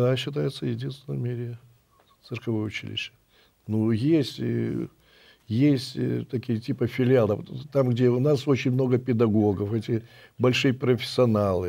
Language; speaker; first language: Russian; native; Russian